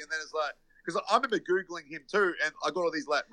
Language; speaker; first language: English; native; English